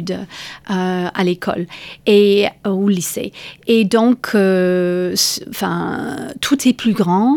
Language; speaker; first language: French; non-native, fluent; English